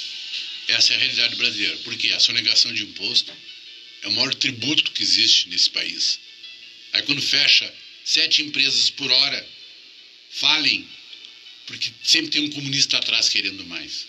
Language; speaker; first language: Portuguese; native; Portuguese